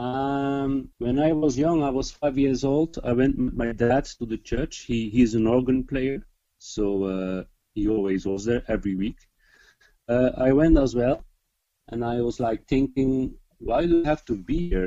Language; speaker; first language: English; non-native, fluent; Dutch